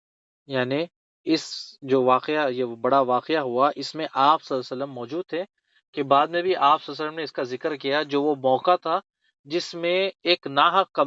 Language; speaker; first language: Urdu; native; Urdu